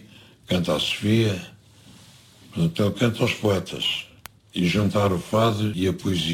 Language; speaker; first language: Portuguese; native; Portuguese